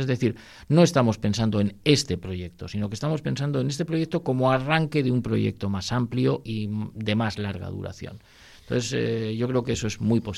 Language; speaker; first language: Spanish; native; Spanish